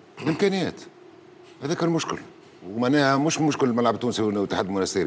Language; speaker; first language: Arabic; native; Arabic